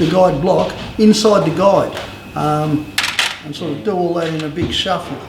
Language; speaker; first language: English; native; English